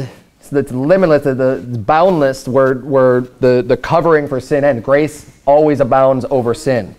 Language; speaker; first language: English; native; English